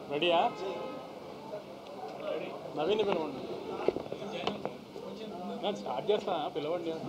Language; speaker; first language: Telugu; native; Telugu